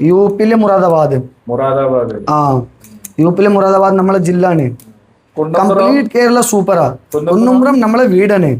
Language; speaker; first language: Malayalam; non-native, local second language; Hindi